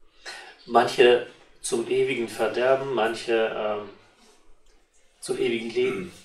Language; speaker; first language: German; non-native, fluent; Russian